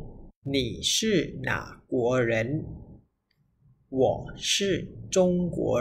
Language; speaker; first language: Chinese; non-native, fluent; Thai